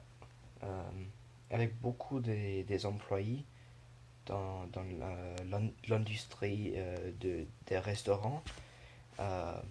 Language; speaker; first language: French; non-native, learner; English